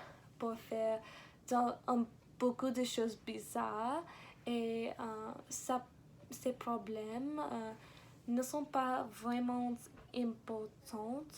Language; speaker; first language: French; non-native, learner; English